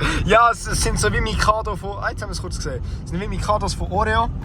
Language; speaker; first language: German; native; German